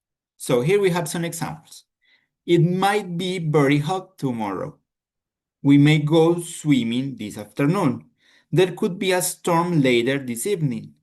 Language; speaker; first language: English; non-native, fluent; Spanish